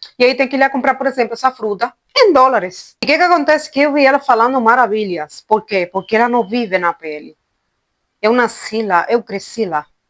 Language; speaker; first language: Portuguese; non-native, fluent; Spanish